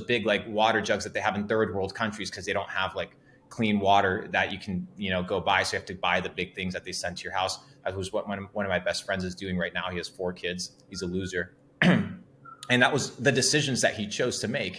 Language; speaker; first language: English; non-native, fluent; Spanish